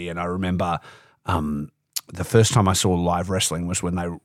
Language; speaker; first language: English; native; English